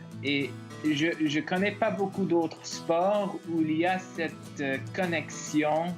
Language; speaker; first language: French; non-native, local second language; English